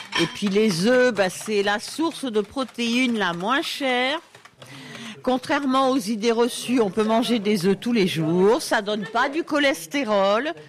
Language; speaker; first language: French; native; French